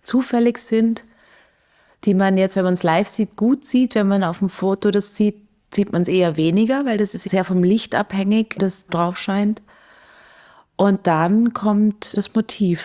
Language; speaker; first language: German; native; German